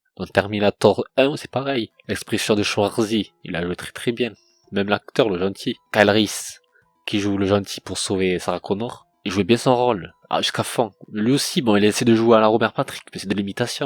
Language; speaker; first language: French; native; French